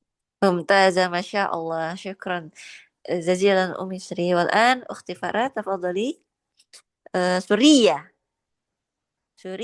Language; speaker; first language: Arabic; non-native, learner; Indonesian